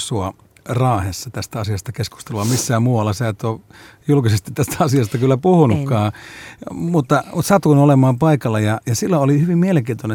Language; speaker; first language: Finnish; native; Finnish